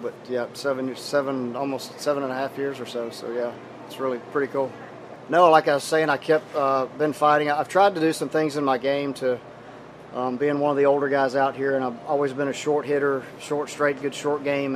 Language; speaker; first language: English; native; English